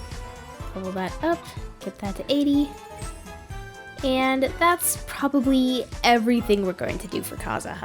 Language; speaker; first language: English; native; English